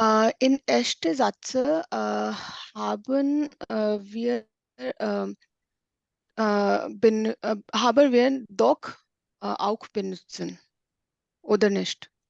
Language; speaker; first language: German; non-native, learner; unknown